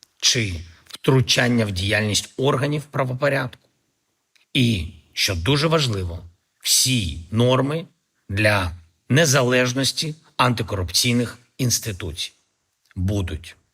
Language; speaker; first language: Ukrainian; native; Ukrainian